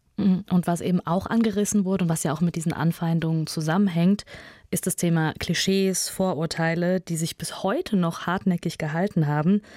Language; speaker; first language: German; early bilingual, other home language; Russian